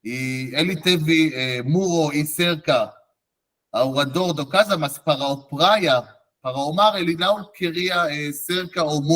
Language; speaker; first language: Portuguese; non-native, fluent; Hebrew